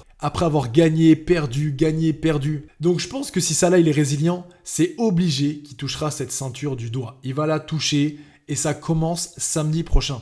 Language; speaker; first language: French; native; French